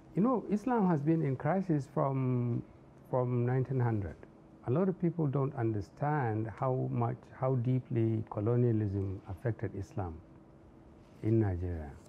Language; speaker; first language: English; non-native, local second language; Hausa